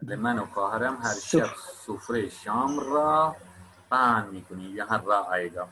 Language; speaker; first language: Persian; non-native, fluent; Urdu